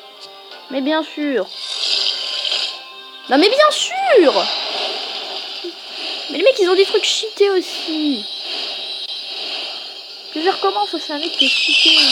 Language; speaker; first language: French; native; French